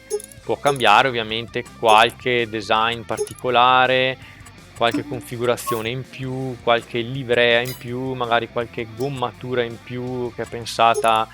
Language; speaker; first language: Italian; native; Italian